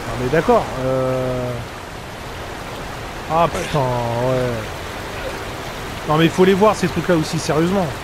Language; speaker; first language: French; native; French